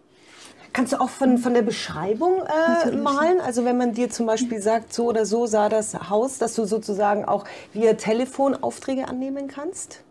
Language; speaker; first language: German; native; German